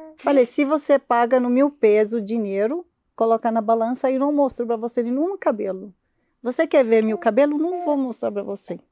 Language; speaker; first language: Portuguese; non-native, learner; Arabic